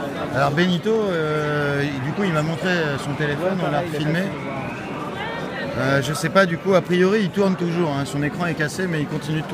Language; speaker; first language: French; native; French